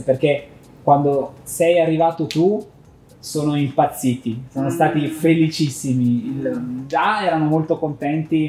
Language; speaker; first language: Italian; native; Italian